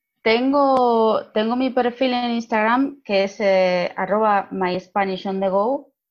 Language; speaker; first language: Spanish; native; Spanish